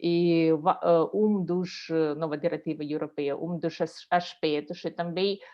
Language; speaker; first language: Portuguese; non-native, fluent; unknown